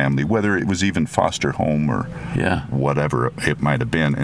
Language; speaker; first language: English; non-native, fluent; French